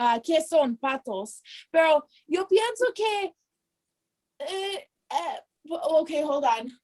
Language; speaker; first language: Spanish; non-native, learner; English